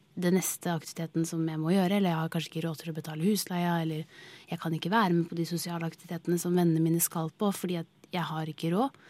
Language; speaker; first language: Norwegian; native; Norwegian